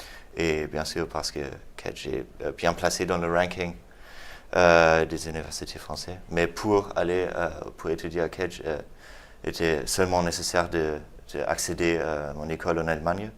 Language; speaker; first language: French; non-native, fluent; German